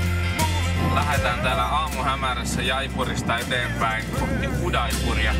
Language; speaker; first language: Finnish; native; Finnish